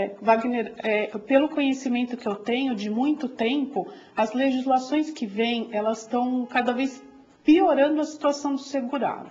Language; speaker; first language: Portuguese; native; Portuguese